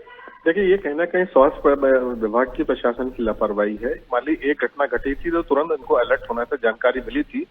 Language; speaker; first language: Hindi; native; Hindi